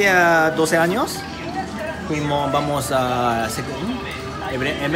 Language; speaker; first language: Spanish; non-native, learner; Japanese